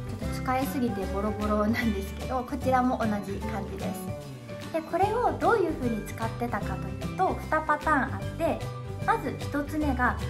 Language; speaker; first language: Japanese; native; Japanese